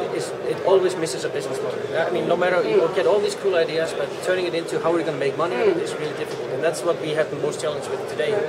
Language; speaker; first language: English; non-native, fluent; Icelandic